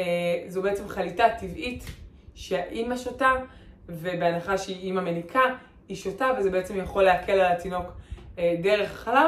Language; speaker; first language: Hebrew; native; Hebrew